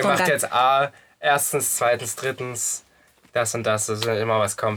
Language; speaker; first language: German; native; German